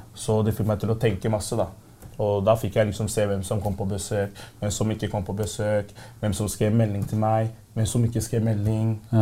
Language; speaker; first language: Norwegian; early bilingual, other home language; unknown